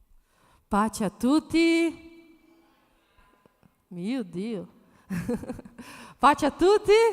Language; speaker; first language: Italian; non-native, fluent; Portuguese